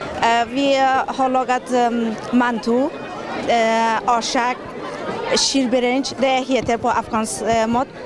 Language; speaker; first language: Swedish; non-native, learner; Persian